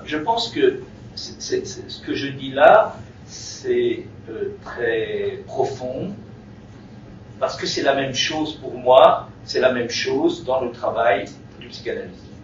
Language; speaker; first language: French; native; French